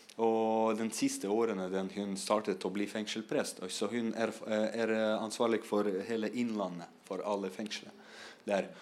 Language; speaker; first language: Norwegian; non-native, learner; Russian